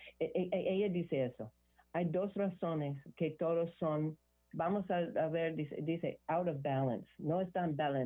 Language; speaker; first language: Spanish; non-native, learner; English